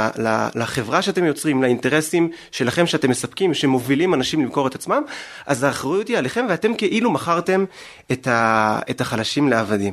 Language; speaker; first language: Hebrew; native; Hebrew